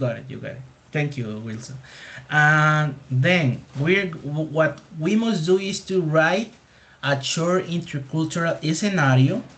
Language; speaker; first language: English; non-native, fluent; Spanish